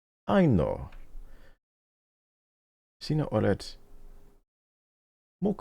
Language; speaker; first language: Finnish; non-native, learner; English